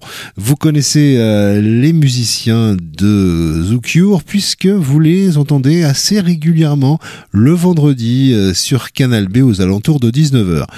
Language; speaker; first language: French; native; French